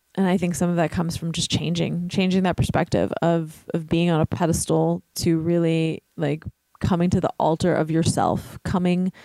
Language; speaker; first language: English; native; English